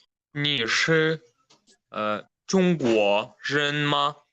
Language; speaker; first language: Chinese; non-native, learner; Kyrgyz